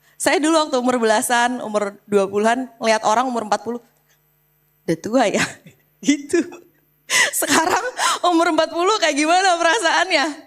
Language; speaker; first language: Indonesian; native; Indonesian